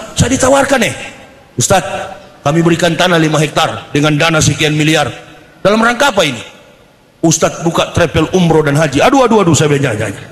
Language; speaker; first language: Indonesian; native; Indonesian